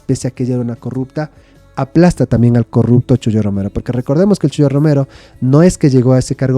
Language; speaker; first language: Spanish; native; Spanish